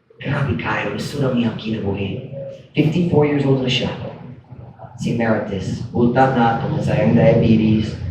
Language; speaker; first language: Cebuano; non-native, fluent; English